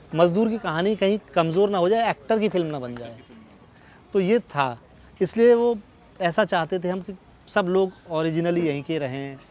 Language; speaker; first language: Hindi; native; Hindi